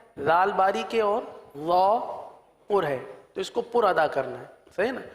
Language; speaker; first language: Urdu; native; Urdu